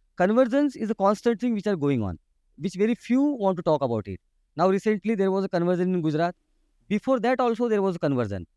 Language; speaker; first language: English; non-native, local second language; Marathi